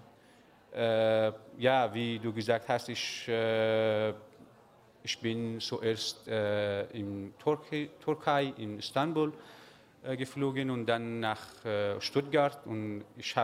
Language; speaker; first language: German; non-native, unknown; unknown